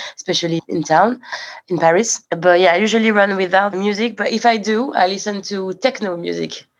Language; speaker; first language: English; non-native, fluent; French